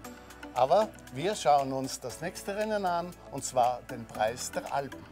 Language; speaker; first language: German; native; German